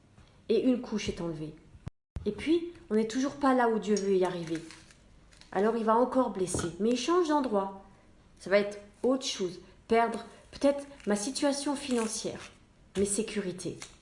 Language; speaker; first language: French; native; French